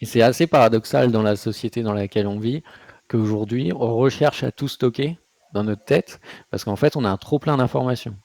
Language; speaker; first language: French; native; French